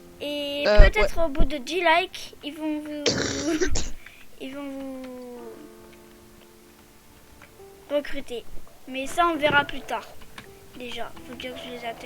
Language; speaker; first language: French; native; French